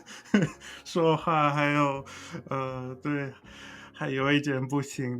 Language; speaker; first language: Chinese; non-native, fluent; English